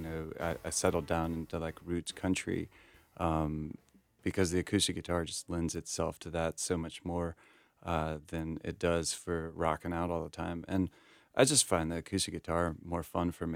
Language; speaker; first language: English; native; English